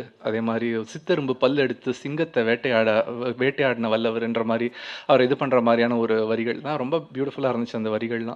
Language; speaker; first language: Tamil; native; Tamil